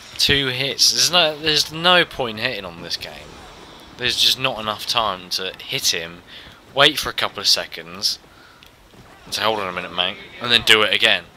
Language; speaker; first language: English; native; English